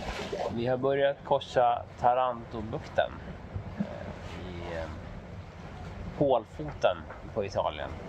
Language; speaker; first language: Swedish; native; Swedish